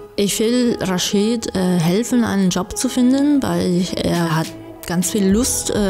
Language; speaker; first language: German; non-native, fluent; Italian